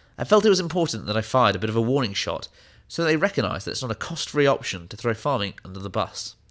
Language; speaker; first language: English; native; English